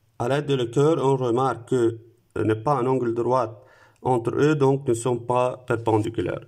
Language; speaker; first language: French; non-native, local second language; Arabic